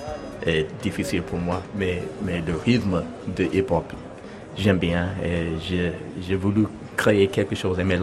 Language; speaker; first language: French; non-native, learner; English